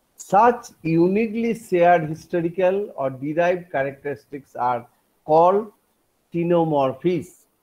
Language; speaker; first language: English; non-native, local second language; Bangla